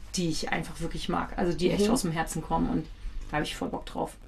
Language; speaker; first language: German; native; German